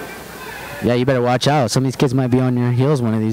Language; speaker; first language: English; native; English